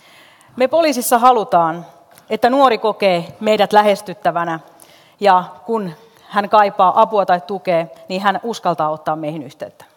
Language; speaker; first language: Finnish; native; Finnish